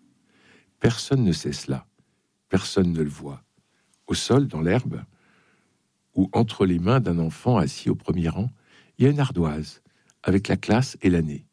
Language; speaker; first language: French; native; French